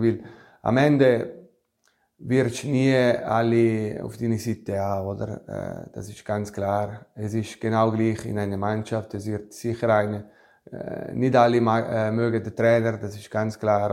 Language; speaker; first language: German; non-native, fluent; Italian